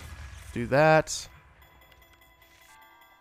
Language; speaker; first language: English; native; English